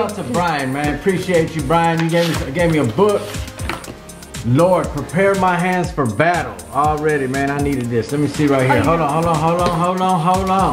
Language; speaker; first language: English; native; English